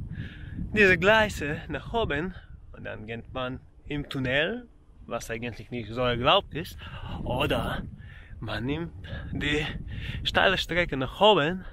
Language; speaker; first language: German; non-native, fluent; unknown